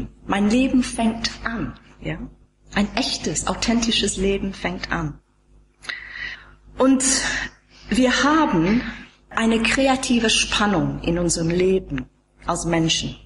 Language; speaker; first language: German; non-native, fluent; English